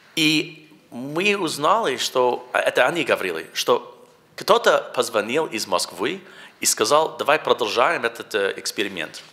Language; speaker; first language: Russian; non-native, learner; English